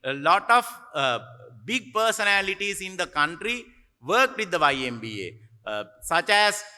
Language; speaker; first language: English; non-native, local second language; Sinhala